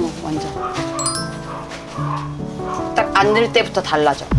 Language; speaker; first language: Korean; native; Korean